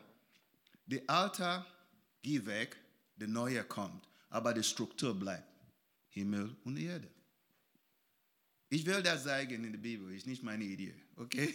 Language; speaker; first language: German; non-native, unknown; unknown